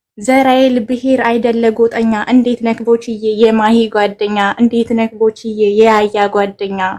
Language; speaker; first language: Amharic; native; Amharic